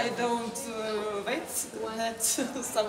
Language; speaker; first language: English; non-native, learner; Lithuanian